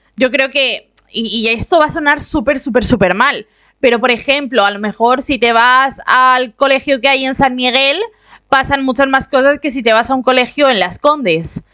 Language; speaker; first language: Spanish; native; Spanish